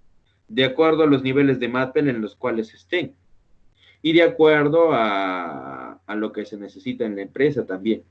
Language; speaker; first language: Spanish; native; Spanish